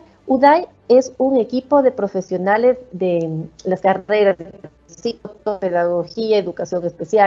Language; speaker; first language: Spanish; native; Spanish